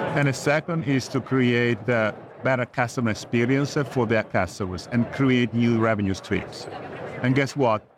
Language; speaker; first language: English; non-native, fluent; Italian